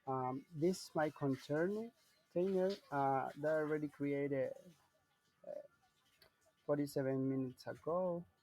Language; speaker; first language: English; non-native, learner; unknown